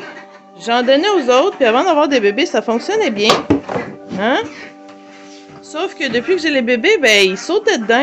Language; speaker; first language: French; native; French